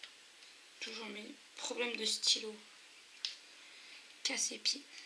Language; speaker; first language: French; native; French